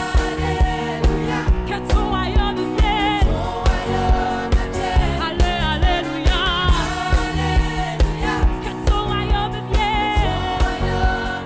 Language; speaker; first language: French; native; French